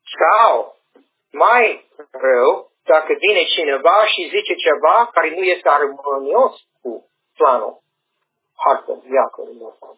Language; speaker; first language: Romanian; non-native, learner; English